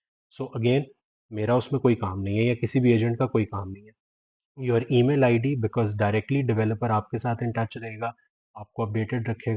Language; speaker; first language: Hindi; non-native, local second language; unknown